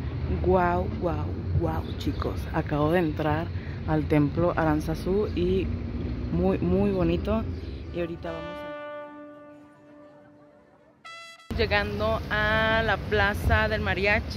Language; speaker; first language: Spanish; native; Spanish